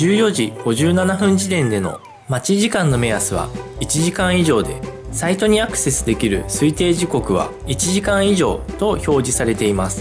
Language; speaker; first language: Japanese; native; Japanese